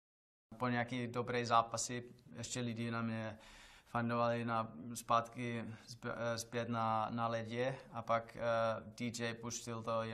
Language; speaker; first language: Czech; non-native, learner; Finnish